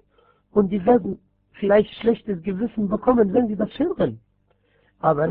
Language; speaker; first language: German; non-native, fluent; Arabic